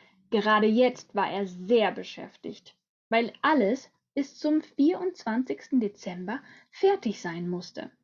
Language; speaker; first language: German; native; German